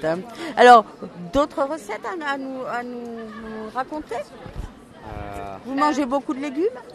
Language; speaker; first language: French; native; French